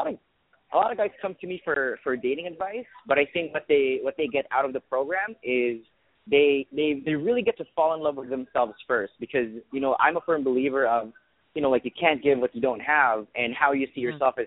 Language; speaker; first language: English; non-native, fluent; Arabic